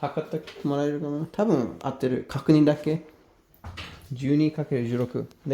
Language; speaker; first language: Japanese; non-native, fluent; English